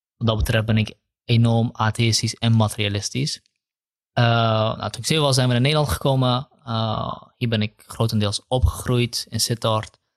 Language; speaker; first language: Dutch; early bilingual, other home language; Kurdish